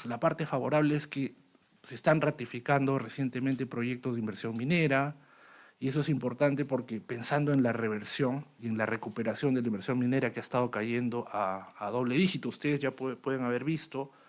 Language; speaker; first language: Spanish; native; Spanish